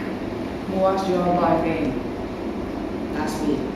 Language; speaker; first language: English; non-native, learner; Thai